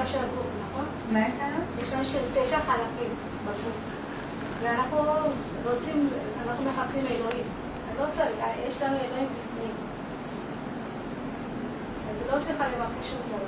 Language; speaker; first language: Hebrew; non-native, fluent; Marathi